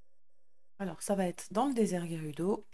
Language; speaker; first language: French; native; French